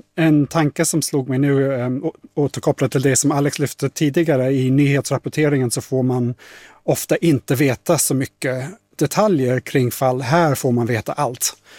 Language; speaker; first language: Swedish; non-native, fluent; English